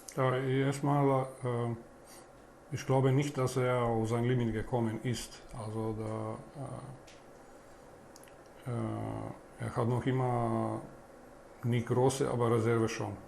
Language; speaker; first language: German; non-native, fluent; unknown